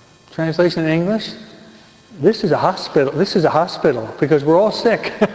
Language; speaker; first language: English; native; English